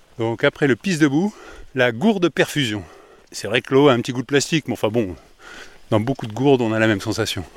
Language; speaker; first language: French; native; French